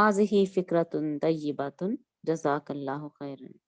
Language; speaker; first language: Arabic; non-native, learner; Urdu